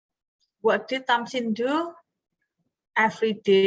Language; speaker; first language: English; non-native, fluent; Indonesian